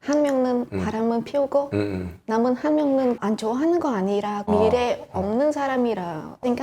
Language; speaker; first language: Korean; non-native, learner; Vietnamese